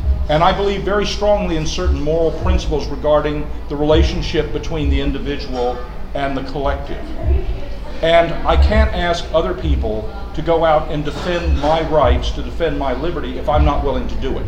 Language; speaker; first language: English; native; English